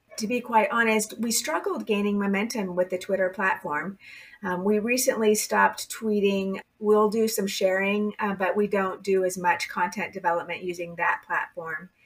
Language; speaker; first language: English; native; English